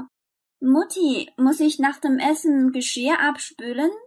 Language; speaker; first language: German; non-native, fluent; Chinese